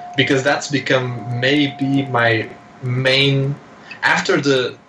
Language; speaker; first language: English; non-native, fluent; Portuguese